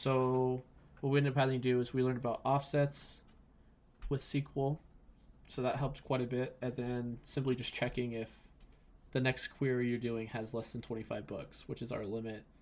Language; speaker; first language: English; native; English